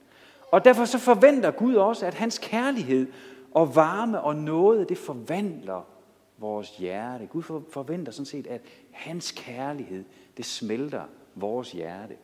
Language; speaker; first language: Danish; native; Danish